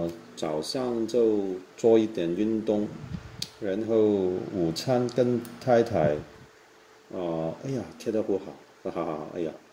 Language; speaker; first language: Chinese; non-native, local second language; Cantonese